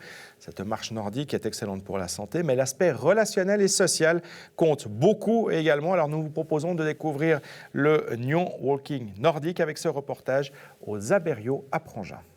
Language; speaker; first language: French; native; French